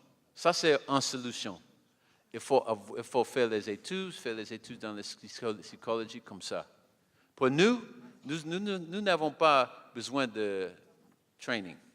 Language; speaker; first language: French; non-native, learner; English